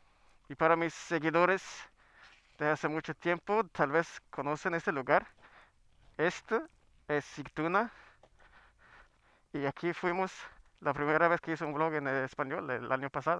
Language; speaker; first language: Spanish; non-native, fluent; Swedish